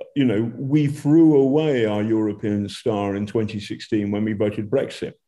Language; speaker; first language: English; native; English